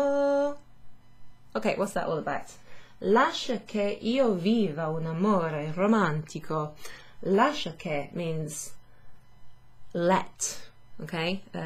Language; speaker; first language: Italian; non-native, fluent; English